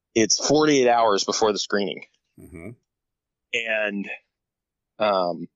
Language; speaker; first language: English; native; English